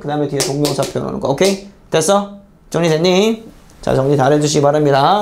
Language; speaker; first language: Korean; native; Korean